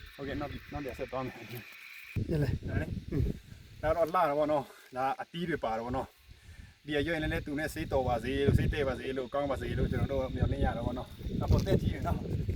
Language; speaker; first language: Burmese; non-native, local second language; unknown